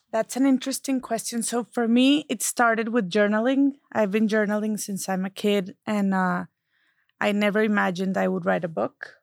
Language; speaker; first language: English; non-native, fluent; Spanish